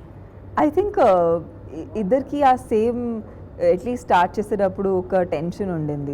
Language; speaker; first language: Telugu; non-native, fluent; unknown